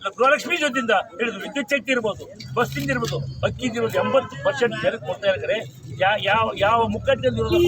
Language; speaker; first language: Kannada; native; Kannada